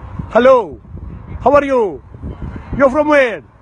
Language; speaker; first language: English; non-native, learner; Arabic